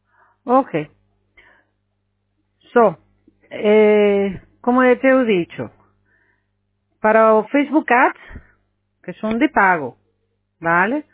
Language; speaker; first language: Spanish; non-native, fluent; Portuguese